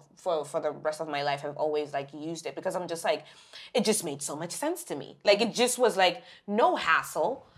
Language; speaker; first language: English; non-native, local second language; Shona